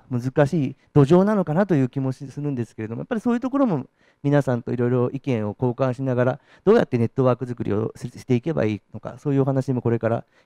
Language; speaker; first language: Japanese; native; Japanese